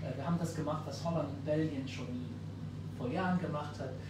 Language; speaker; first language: German; non-native, local second language; Luxembourgish